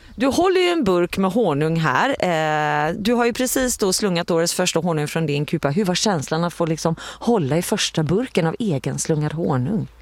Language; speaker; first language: Swedish; native; Swedish